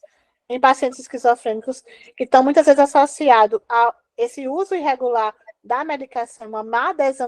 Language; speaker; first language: Portuguese; native; Portuguese